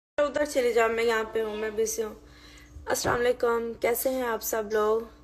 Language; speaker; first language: Urdu; native; Urdu